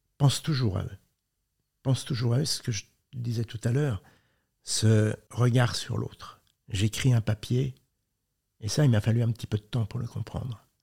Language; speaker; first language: French; native; French